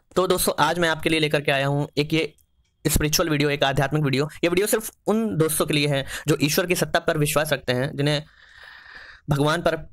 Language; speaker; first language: Hindi; native; Hindi